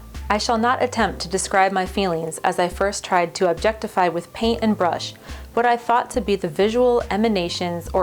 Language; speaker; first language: English; native; English